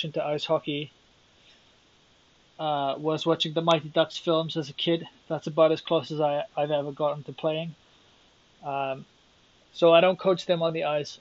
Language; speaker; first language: English; native; English